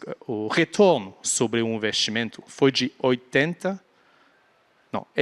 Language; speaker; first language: Portuguese; non-native, fluent; French